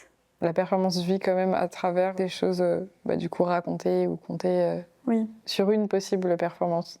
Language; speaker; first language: French; native; French